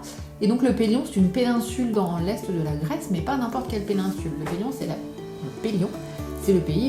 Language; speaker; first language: French; native; French